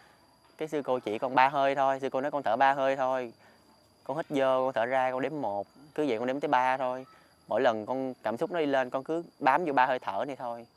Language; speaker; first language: Vietnamese; native; Vietnamese